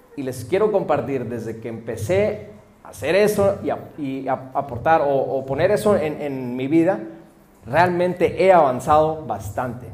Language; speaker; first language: Spanish; early bilingual, heritage; Spanish